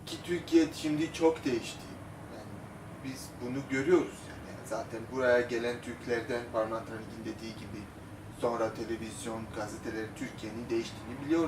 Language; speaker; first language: Turkish; non-native, local second language; Armenian